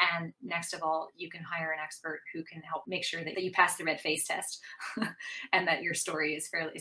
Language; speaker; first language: English; native; English